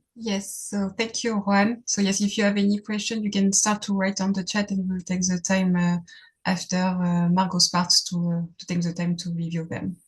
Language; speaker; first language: English; non-native, fluent; French